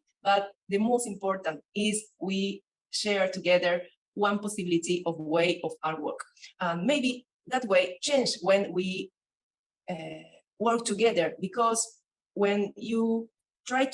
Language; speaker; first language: English; non-native, learner; Spanish